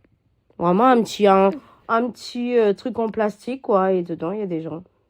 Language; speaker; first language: French; non-native, fluent; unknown